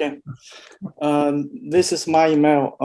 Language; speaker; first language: English; non-native, learner; Chinese